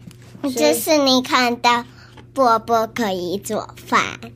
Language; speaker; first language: Chinese; early bilingual, heritage; Chinese